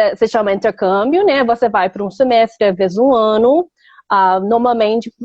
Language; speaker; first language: Portuguese; non-native, fluent; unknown